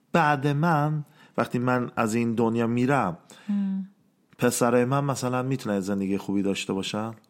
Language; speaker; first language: Persian; early bilingual, heritage; Persian